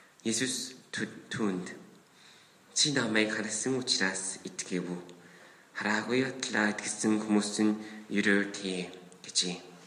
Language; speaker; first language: Mongolian; non-native, fluent; Korean